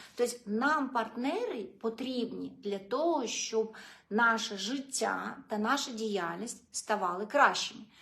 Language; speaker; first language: Ukrainian; non-native, local second language; Russian